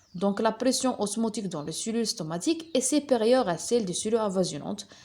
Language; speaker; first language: French; non-native, local second language; Arabic